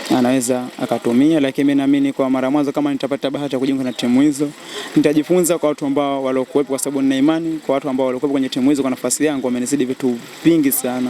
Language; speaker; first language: Swahili; native; Swahili